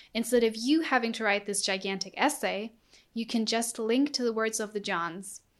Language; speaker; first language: English; non-native, fluent; German